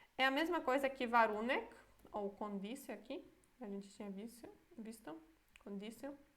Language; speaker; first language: Portuguese; non-native, fluent; Polish